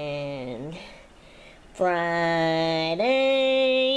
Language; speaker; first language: English; native; English